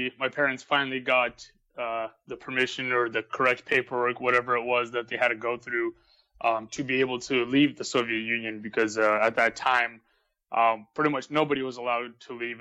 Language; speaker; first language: English; early bilingual, other home language; Russian